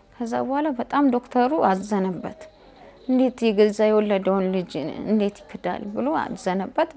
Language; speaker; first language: Amharic; native; Amharic